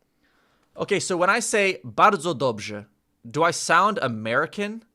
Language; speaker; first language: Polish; non-native, learner; English